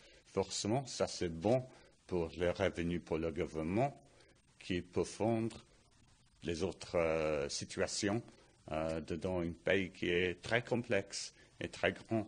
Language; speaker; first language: French; non-native, learner; English